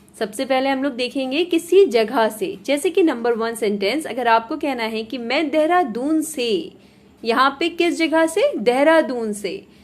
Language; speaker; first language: Hindi; native; Hindi